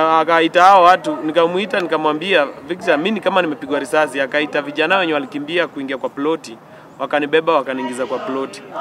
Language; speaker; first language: Swahili; native; Swahili